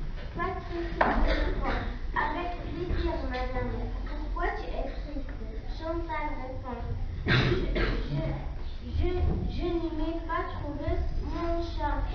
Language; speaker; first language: French; non-native, learner; Arabic